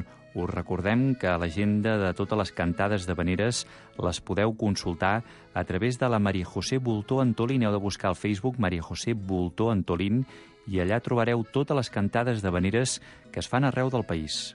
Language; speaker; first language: Catalan; native; Catalan